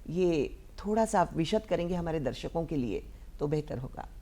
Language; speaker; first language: Hindi; non-native, local second language; Marathi